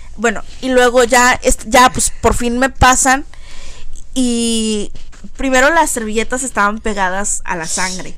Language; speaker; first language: Spanish; early bilingual, heritage; Spanish